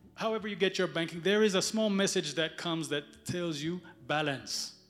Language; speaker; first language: English; early bilingual, other home language; Amharic